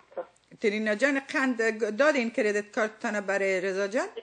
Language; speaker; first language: Persian; native; Persian